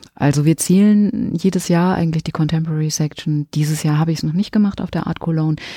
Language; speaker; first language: German; native; German